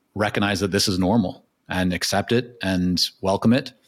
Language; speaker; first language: English; non-native, fluent; Hebrew